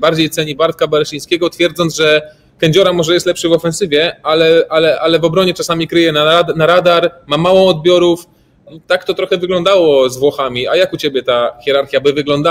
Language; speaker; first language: Polish; native; Polish